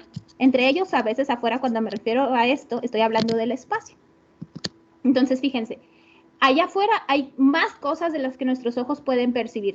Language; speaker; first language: Spanish; native; Spanish